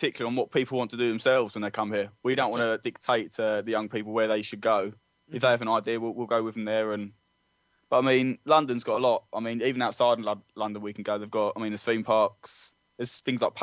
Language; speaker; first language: English; native; English